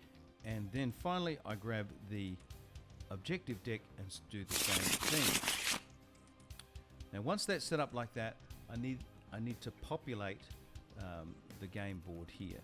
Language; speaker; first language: English; native; English